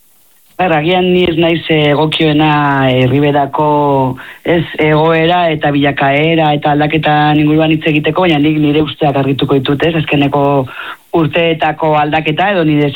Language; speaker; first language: Basque; native; Basque